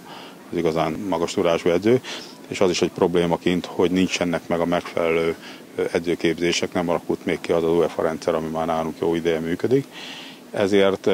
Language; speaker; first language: Hungarian; native; Hungarian